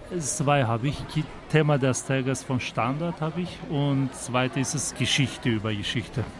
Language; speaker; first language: German; non-native, fluent; Turkish